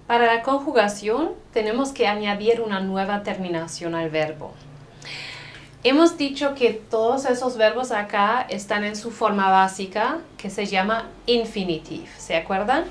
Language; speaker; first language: Spanish; non-native, fluent; German